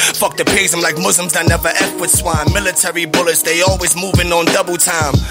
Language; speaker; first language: English; native; English